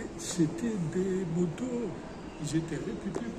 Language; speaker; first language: French; non-native, fluent; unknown